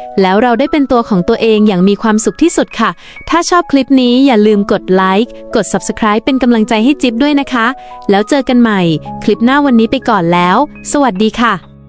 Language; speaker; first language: Thai; native; Thai